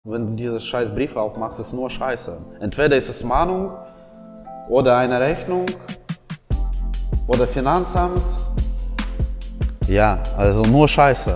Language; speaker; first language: German; non-native, fluent; Russian